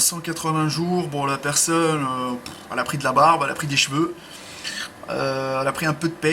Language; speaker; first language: French; native; French